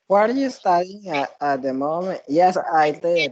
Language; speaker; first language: English; non-native, learner; Spanish